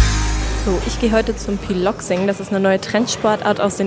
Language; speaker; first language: German; native; German